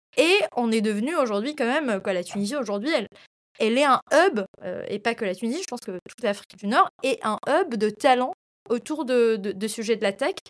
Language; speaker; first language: French; non-native, local second language; Arabic